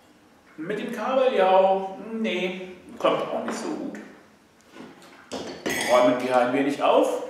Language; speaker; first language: German; native; German